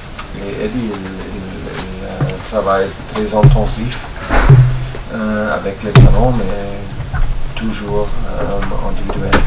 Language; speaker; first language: French; non-native, learner; German